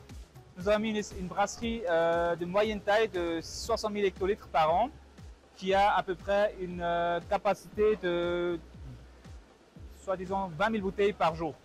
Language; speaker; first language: French; non-native, local second language; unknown